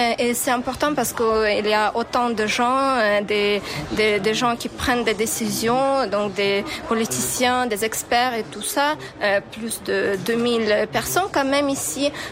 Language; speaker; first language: French; non-native, fluent; Ukrainian